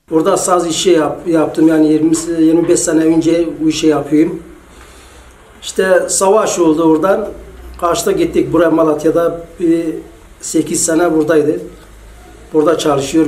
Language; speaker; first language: Turkish; non-native, learner; Kurdish